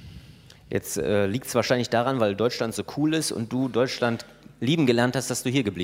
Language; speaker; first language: German; native; German